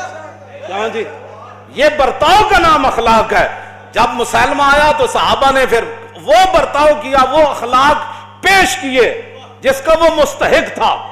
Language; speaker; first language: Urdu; non-native, local second language; Punjabi